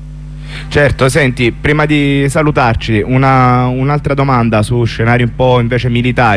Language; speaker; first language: Italian; native; Italian